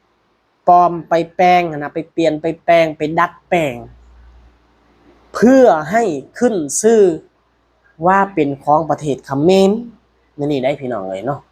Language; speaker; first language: Thai; non-native, local second language; Lao